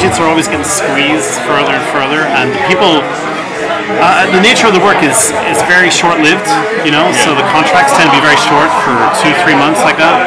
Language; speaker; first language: English; native; English